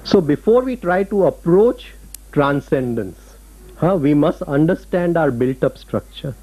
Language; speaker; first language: English; non-native, local second language; Gujarati